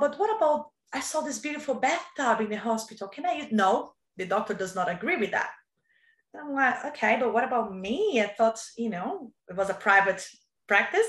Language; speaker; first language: English; non-native, fluent; Portuguese